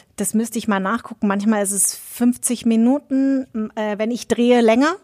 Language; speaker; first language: German; early bilingual, other home language; Vietnamese